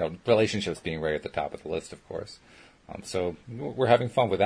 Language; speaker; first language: English; native; English